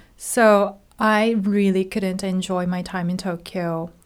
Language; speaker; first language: English; non-native, fluent; Japanese